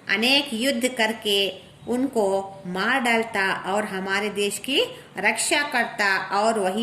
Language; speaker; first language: Hindi; non-native, local second language; Kannada